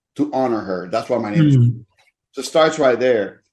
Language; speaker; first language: English; non-native, fluent; Spanish